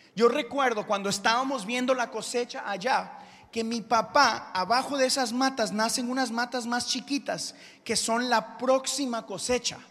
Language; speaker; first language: Spanish; early bilingual, heritage; Spanish